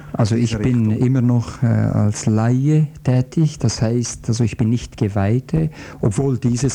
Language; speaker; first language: German; non-native, fluent; Croatian